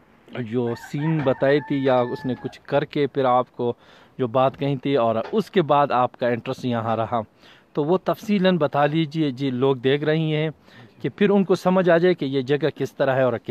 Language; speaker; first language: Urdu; non-native, local second language; Pashto